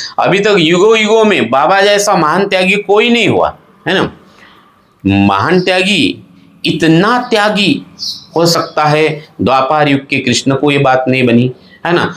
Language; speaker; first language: Hindi; non-native, local second language; Marathi